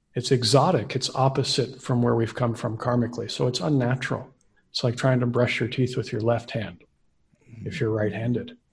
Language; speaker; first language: English; native; English